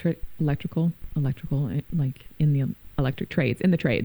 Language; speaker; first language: English; native; English